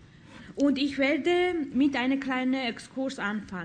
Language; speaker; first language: German; non-native, fluent; Georgian